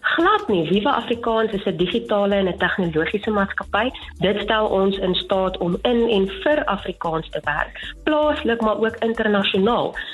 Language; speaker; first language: Afrikaans; native; Afrikaans